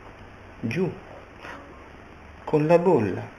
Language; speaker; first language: Italian; native; Italian